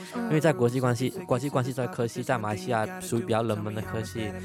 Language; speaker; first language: Chinese; non-native, local second language; Cantonese